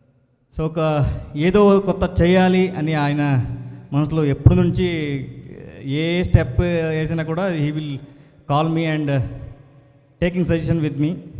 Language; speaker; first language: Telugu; non-native, learner; Kannada